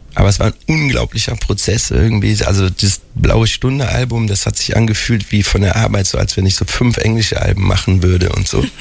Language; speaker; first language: German; native; German